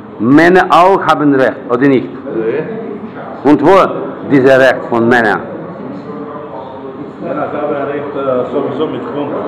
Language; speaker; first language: German; non-native, learner; Ukrainian